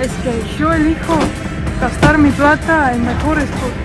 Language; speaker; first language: Spanish; non-native, fluent; Estonian